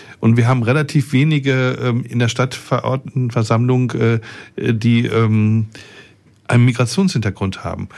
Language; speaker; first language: German; native; German